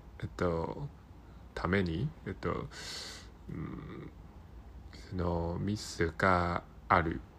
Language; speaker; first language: Japanese; non-native, learner; Cantonese